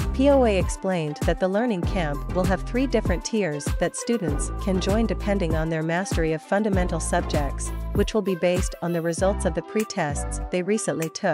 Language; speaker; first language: English; non-native, local second language; Filipino